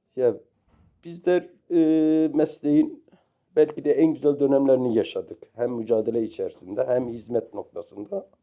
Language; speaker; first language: Turkish; native; Turkish